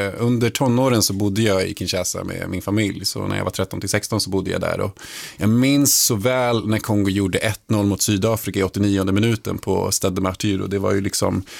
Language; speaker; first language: Swedish; early bilingual, other home language; Lingala